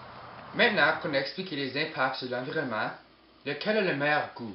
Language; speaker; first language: French; non-native, local second language; English